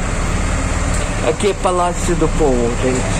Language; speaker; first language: Portuguese; non-native, fluent; Ukrainian